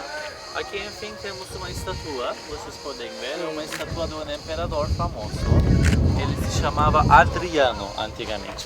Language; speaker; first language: Portuguese; non-native, fluent; Turkish